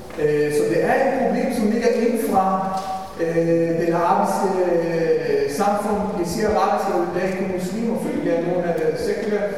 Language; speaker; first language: Danish; non-native, fluent; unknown